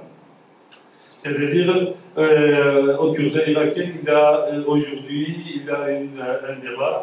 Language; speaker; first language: French; non-native, fluent; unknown